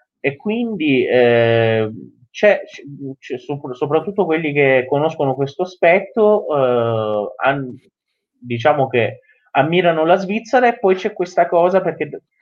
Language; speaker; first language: Italian; non-native, fluent; Persian